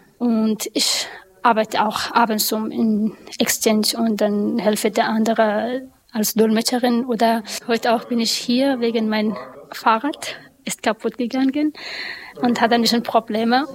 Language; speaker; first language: German; non-native, learner; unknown